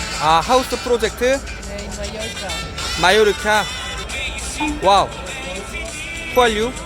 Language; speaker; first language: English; non-native, learner; Korean